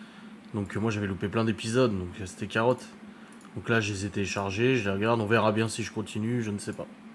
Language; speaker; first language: French; native; French